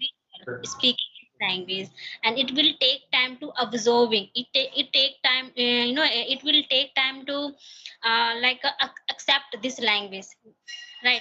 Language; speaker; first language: English; non-native, learner; Hindi